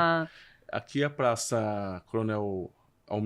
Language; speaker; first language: Portuguese; native; Portuguese